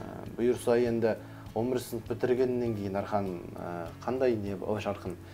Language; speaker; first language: Kazakh; native; Kazakh